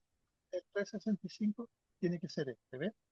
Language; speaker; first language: Spanish; native; Spanish